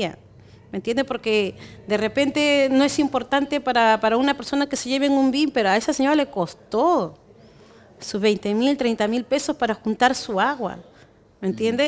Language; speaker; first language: Spanish; native; Spanish